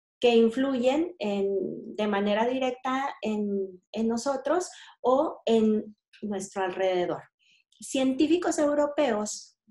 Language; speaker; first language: Spanish; native; Spanish